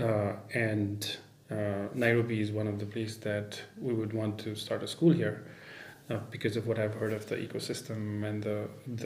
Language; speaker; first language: English; non-native, local second language; Nepali